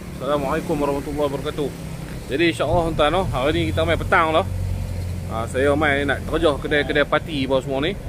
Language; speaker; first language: Malay; native; Malay